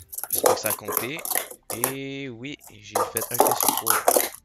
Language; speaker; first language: French; native; French